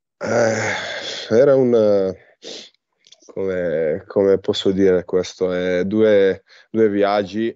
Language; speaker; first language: Italian; non-native, learner; Serbian